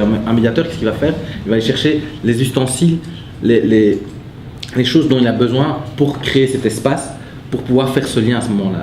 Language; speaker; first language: French; native; French